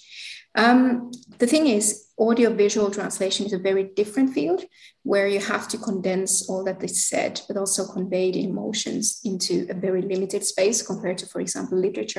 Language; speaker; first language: English; non-native, fluent; Finnish